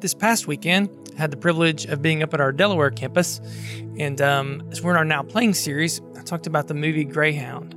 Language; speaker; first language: English; native; English